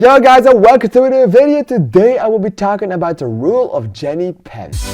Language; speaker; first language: English; non-native, fluent; Dutch